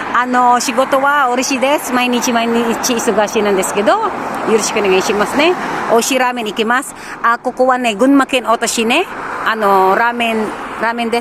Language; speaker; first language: Japanese; non-native, learner; Filipino